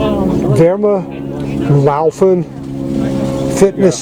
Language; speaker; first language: German; non-native, fluent; English